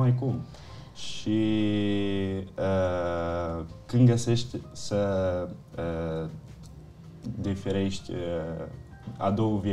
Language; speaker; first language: Romanian; early bilingual, heritage; Italian